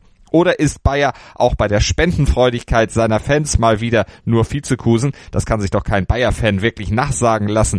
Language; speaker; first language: German; native; German